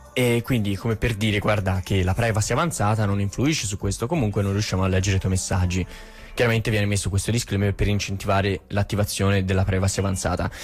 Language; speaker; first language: Italian; native; Italian